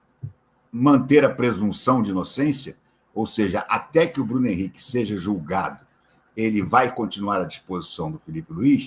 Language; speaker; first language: Portuguese; native; Portuguese